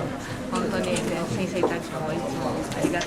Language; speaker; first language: Japanese; non-native, learner; Portuguese